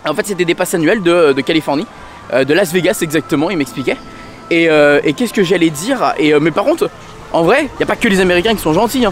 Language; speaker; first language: French; native; French